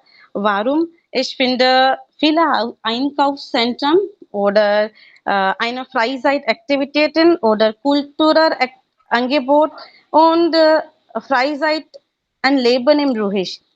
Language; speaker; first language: German; non-native, learner; Hindi